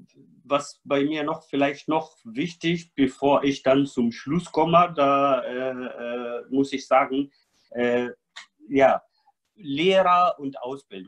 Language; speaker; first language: German; non-native, fluent; Arabic